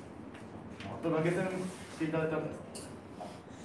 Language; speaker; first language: Japanese; native; Japanese